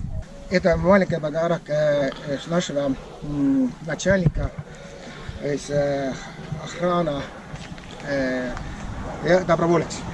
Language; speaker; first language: Russian; non-native, learner; Estonian